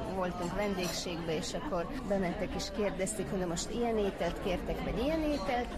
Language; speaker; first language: Hungarian; non-native, fluent; Uyghur